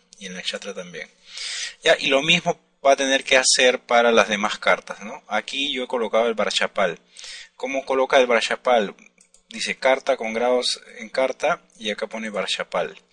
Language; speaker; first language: Spanish; native; Spanish